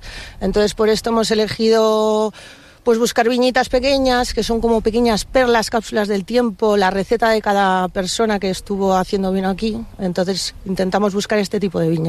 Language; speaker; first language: Spanish; native; Spanish